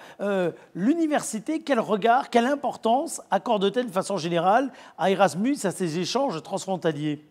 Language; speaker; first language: French; native; French